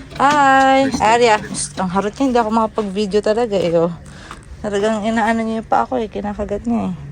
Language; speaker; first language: Filipino; native; Filipino